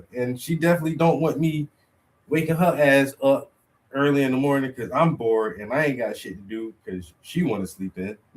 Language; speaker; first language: English; native; English